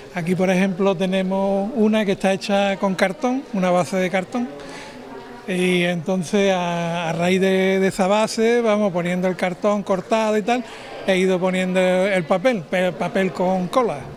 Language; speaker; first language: Spanish; native; Spanish